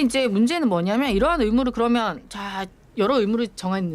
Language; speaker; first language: Korean; native; Korean